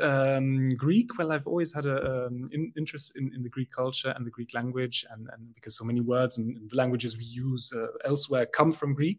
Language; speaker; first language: English; non-native, fluent; German